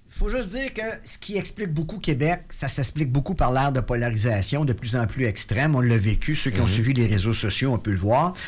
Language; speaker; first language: French; native; French